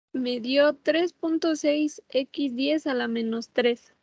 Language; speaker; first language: Spanish; native; Spanish